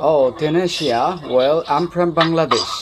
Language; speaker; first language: English; non-native, learner; Bangla